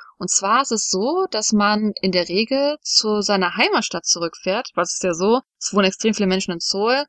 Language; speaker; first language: German; native; German